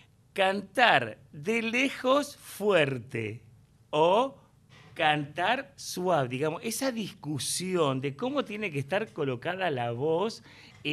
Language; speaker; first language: Spanish; native; Spanish